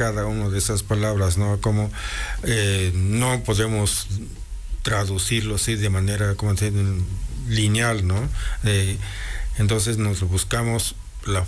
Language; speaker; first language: Spanish; non-native, local second language; Mixtepec Mixtec